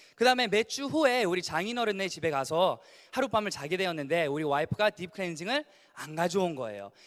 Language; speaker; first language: Korean; early bilingual, other home language; English